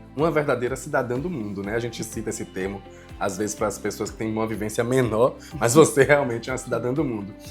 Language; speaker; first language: Portuguese; native; Portuguese